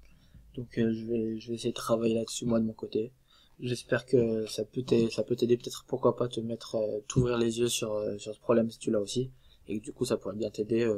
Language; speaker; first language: French; native; French